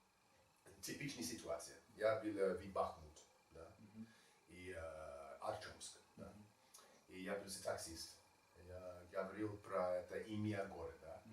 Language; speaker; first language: Russian; non-native, learner; English